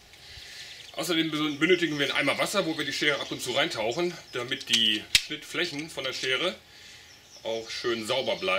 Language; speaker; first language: German; native; German